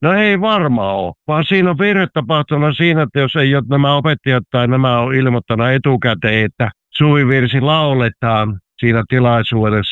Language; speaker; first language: Finnish; native; Finnish